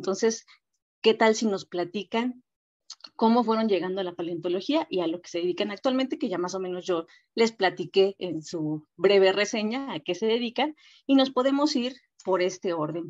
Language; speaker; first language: Spanish; native; Spanish